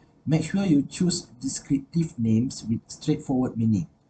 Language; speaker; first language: English; non-native, local second language; Malay